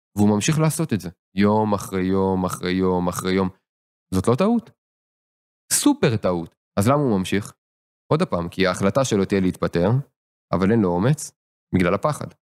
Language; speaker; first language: Hebrew; native; Hebrew